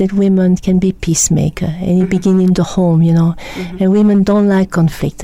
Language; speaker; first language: English; non-native, fluent; French